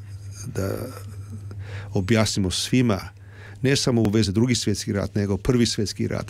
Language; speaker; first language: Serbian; early bilingual, heritage; Croatian